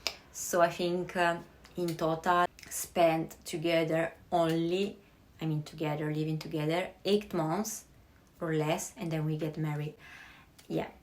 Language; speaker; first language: English; non-native, fluent; Italian